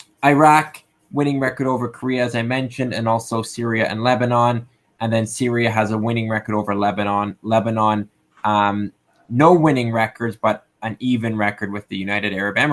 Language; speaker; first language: English; native; English